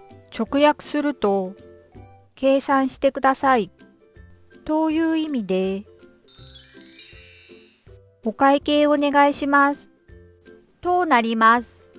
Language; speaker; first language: Japanese; non-native, fluent; Korean